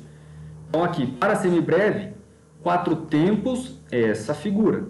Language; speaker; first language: Portuguese; native; Portuguese